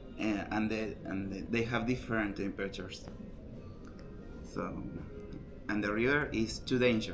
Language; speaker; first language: English; non-native, learner; Spanish